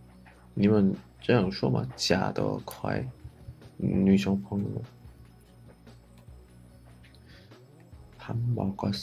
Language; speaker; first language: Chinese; non-native, learner; Korean